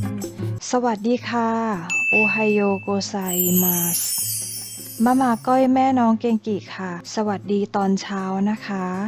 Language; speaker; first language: Thai; native; Thai